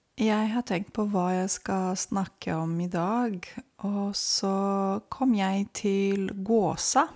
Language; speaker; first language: Norwegian; non-native, fluent; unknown